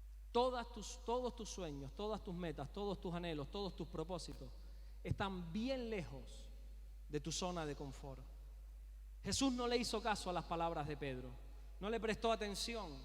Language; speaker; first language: Spanish; native; Spanish